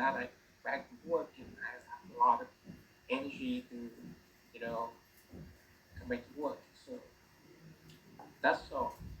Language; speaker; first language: English; non-native, learner; Vietnamese